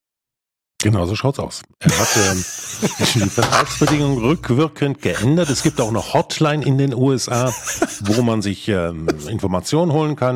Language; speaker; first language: German; native; German